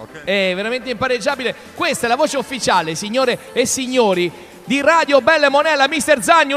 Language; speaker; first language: Italian; native; Italian